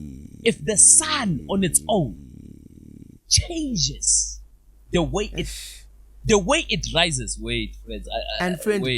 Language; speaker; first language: English; non-native, local second language; Zulu